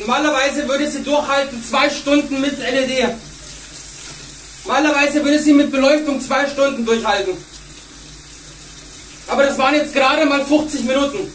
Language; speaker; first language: German; native; German